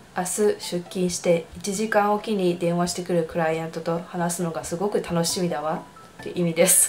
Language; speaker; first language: Japanese; early bilingual, heritage; Japanese